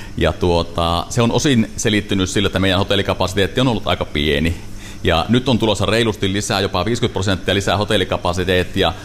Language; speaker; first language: Finnish; native; Finnish